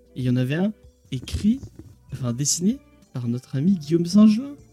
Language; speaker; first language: French; native; French